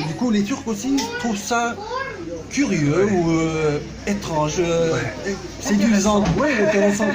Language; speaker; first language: French; early bilingual, heritage; French